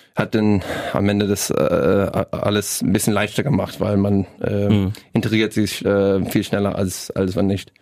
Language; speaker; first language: German; non-native, fluent; English